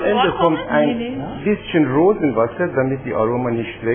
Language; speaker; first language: German; non-native, fluent; Persian